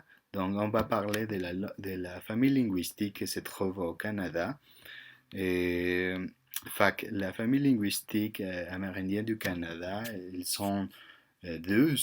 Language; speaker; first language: French; non-native, learner; Spanish